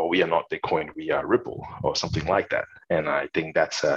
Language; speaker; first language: English; non-native, local second language; Chinese